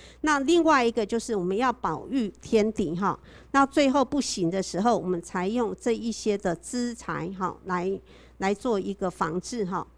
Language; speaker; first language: Chinese; native; Chinese